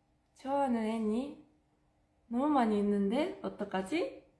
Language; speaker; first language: Korean; non-native, fluent; Japanese